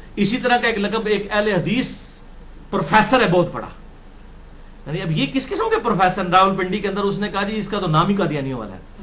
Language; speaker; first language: Urdu; non-native, local second language; Punjabi